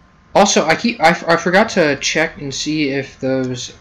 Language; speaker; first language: English; native; English